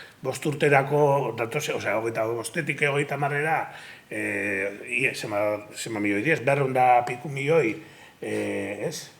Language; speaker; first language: Basque; native; Basque